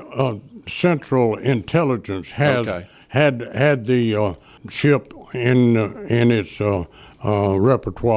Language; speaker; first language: English; native; English